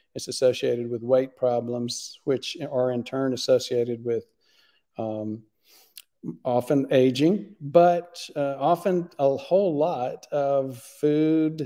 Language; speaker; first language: English; native; English